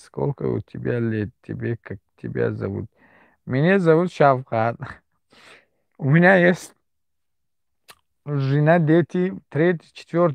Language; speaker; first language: Russian; non-native, learner; Tajik